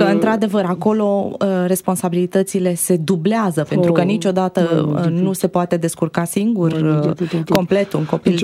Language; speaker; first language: Romanian; native; Romanian